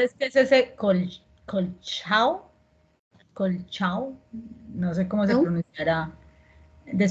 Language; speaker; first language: Spanish; non-native, learner; Portuguese